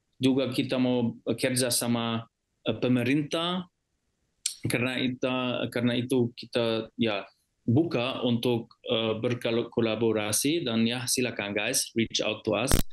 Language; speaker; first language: Indonesian; non-native, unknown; German